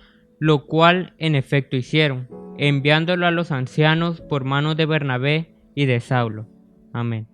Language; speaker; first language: Spanish; native; Spanish